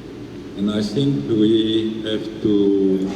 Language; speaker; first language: English; non-native, learner; French